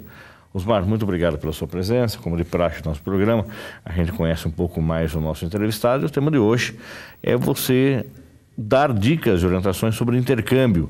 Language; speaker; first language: Portuguese; native; Portuguese